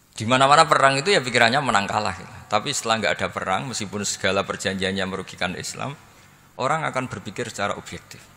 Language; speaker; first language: Indonesian; non-native, local second language; Javanese